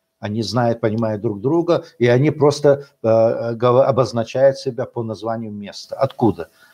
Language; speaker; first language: Russian; non-native, local second language; Chechen